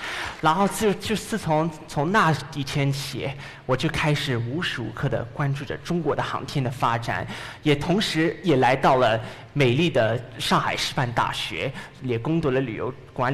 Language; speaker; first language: Chinese; non-native, fluent; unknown